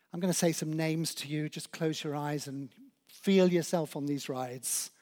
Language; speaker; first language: English; native; English